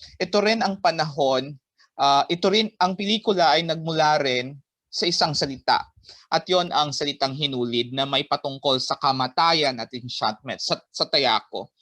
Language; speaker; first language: Filipino; non-native, local second language; Bikol